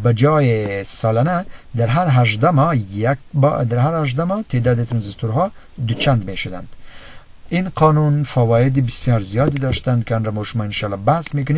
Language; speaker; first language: Persian; native; Persian